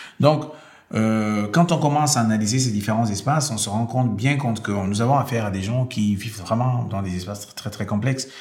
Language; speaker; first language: French; non-native, local second language; Basaa